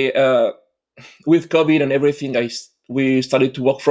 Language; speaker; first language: English; non-native, fluent; French